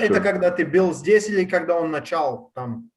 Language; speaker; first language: Russian; non-native, learner; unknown